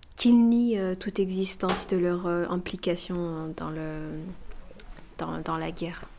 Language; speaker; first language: French; non-native, local second language; Kinyarwanda